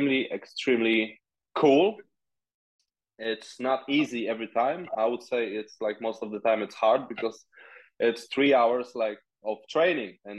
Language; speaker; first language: English; non-native, fluent; Polish